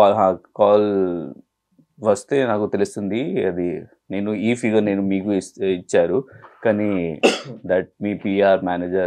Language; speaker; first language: Telugu; non-native, local second language; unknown